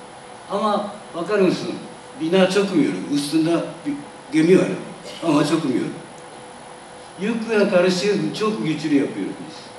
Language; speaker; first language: Turkish; non-native, learner; Japanese